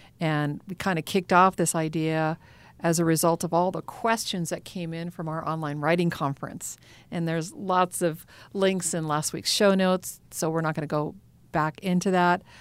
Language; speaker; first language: English; native; English